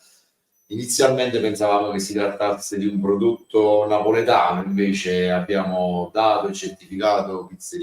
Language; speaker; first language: Italian; native; Italian